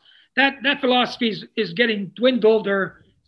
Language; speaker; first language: English; non-native, fluent; Italian